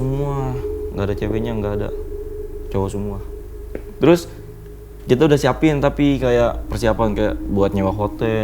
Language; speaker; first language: Indonesian; native; Indonesian